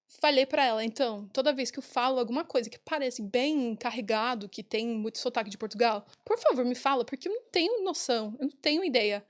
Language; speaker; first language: Portuguese; non-native, fluent; English